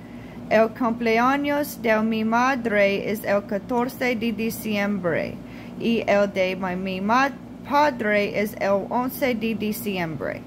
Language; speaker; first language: Spanish; non-native, learner; English